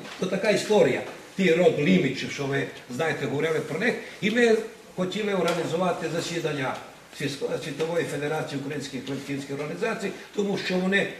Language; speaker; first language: Ukrainian; early bilingual, heritage; Ukrainian